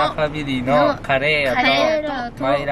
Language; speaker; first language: Japanese; early bilingual, other home language; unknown